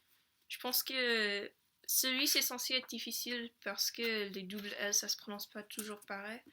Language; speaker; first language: French; non-native, fluent; English